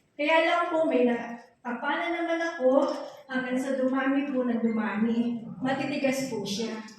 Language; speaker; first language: Filipino; native; Filipino